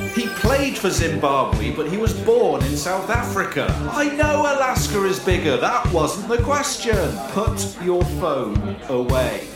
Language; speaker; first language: English; native; English